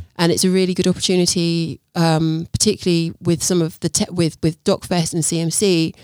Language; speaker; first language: English; native; English